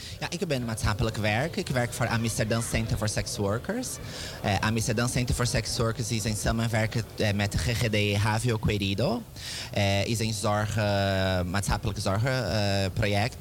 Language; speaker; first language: Dutch; non-native, learner; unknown